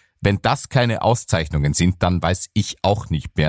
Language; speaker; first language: German; native; German